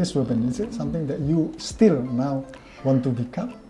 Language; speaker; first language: English; non-native, fluent; Indonesian